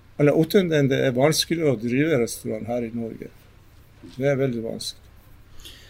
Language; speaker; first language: Norwegian; non-native, fluent; Persian